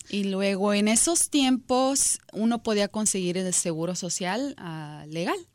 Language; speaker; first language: Spanish; native; Spanish